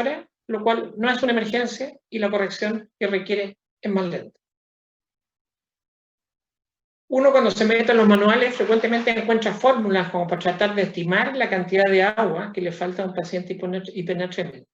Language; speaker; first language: Spanish; native; Spanish